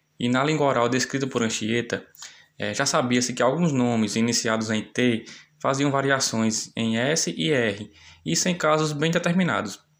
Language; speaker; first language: Portuguese; native; Portuguese